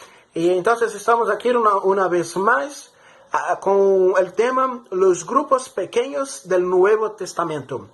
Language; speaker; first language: Spanish; non-native, fluent; Portuguese